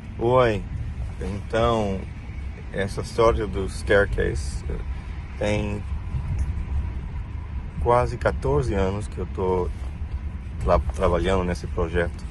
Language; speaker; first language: Portuguese; non-native, fluent; Spanish